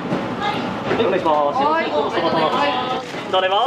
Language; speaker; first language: Japanese; native; Japanese